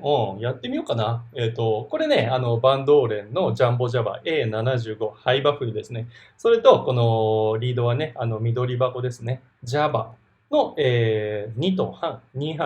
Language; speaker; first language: Japanese; native; Japanese